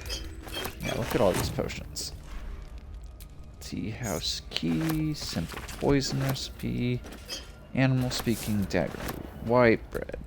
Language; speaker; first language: English; native; English